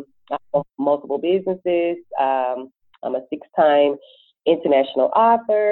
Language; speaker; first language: English; native; English